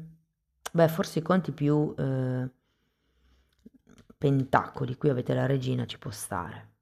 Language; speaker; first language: Italian; native; Italian